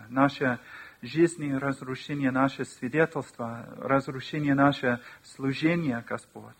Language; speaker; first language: Russian; non-native, learner; English